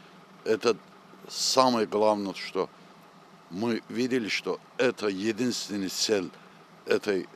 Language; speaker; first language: Russian; non-native, local second language; Azerbaijani